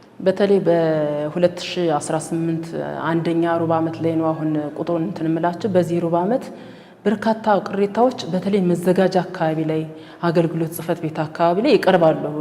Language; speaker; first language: Amharic; native; Amharic